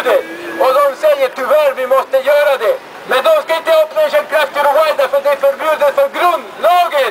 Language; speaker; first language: Swedish; non-native, learner; Spanish